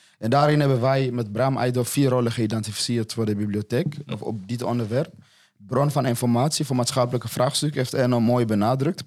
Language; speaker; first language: Dutch; non-native, fluent; Swahili